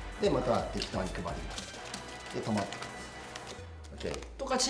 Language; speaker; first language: Japanese; non-native, learner; Korean